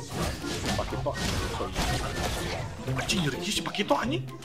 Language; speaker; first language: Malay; non-native, local second language; Sundanese